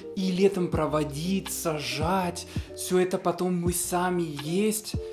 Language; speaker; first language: Russian; non-native, fluent; Spanish